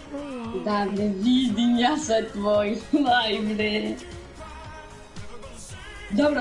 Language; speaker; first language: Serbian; early bilingual, heritage; Serbian